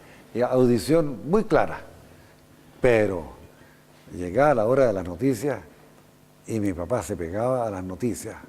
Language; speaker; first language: Spanish; native; Spanish